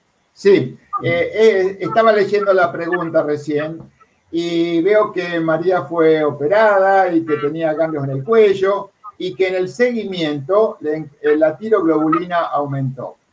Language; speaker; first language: Spanish; native; Spanish